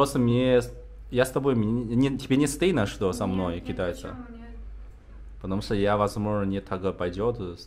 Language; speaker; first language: Russian; non-native, learner; Chinese